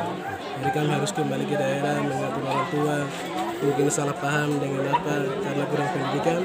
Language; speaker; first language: Indonesian; non-native, local second language; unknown